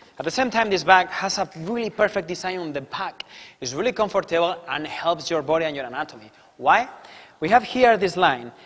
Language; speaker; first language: English; non-native, fluent; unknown